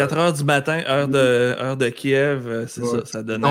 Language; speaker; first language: French; native; French